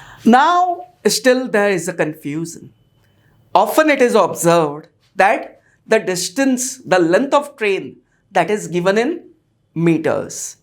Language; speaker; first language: English; non-native, local second language; Hindi